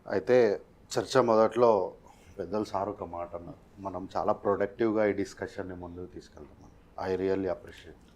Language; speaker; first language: Telugu; native; Telugu